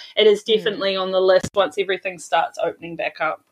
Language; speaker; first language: English; native; English